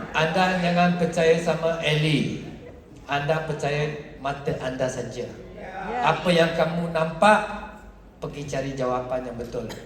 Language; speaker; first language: Malay; non-native, local second language; Chinese